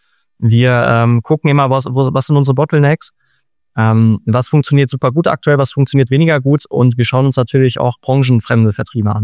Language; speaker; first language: German; native; German